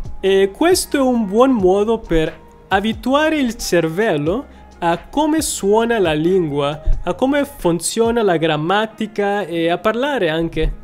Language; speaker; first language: Italian; non-native, fluent; Spanish